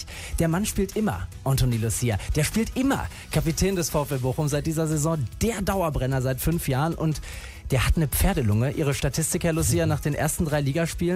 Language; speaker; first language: German; native; German